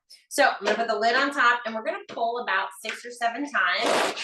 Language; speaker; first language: English; native; English